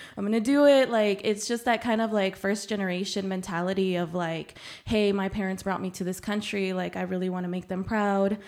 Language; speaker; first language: English; early bilingual, other home language; Spanish